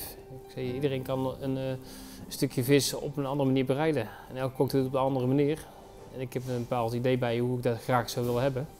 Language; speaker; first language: Dutch; native; Dutch